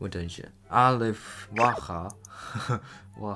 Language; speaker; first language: Arabic; non-native, learner; Japanese